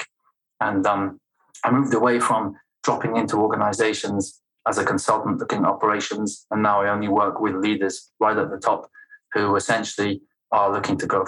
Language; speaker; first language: English; non-native, fluent; French